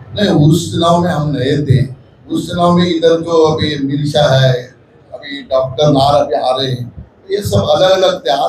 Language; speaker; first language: Hindi; non-native, local second language; Marathi